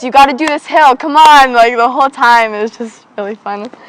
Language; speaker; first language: English; native; English